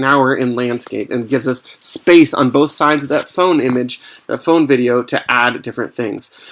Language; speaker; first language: English; native; English